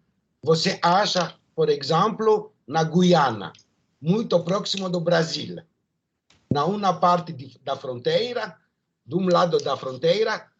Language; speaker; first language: Portuguese; non-native, learner; French